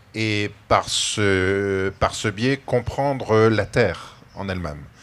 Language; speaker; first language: French; native; French